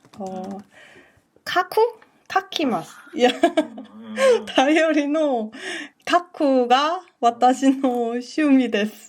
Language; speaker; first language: Japanese; non-native, learner; Korean